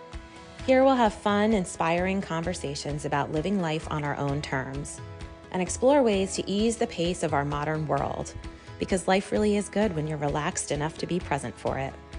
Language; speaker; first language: English; native; English